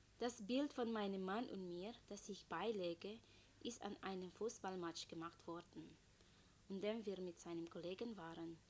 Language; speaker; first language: German; non-native, fluent; Filipino